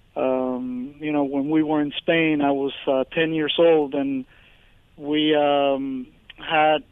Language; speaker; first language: English; early bilingual, other home language; Spanish